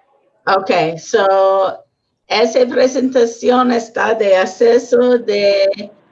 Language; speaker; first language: Spanish; non-native, learner; English